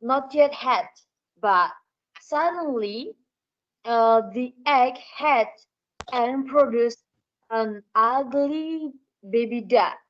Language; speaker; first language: English; non-native, learner; Indonesian